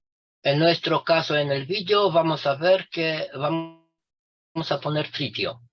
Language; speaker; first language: Spanish; non-native, fluent; Romanian